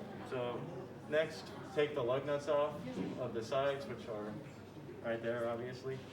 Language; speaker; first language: English; native; English